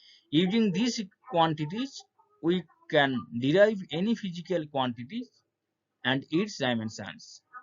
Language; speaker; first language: English; non-native, local second language; Bangla